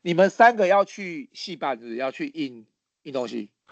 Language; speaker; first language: Chinese; native; Chinese